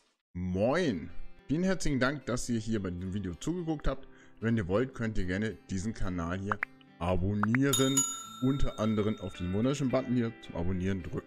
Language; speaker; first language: German; native; German